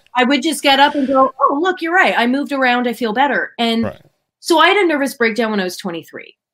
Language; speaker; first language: English; native; English